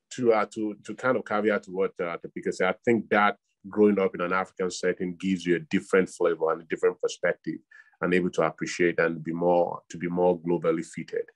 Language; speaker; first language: English; non-native, local second language; Yoruba